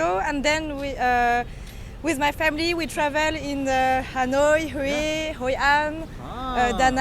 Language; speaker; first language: English; early bilingual, heritage; French